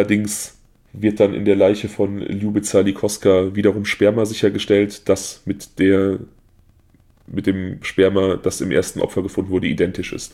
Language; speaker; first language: German; native; German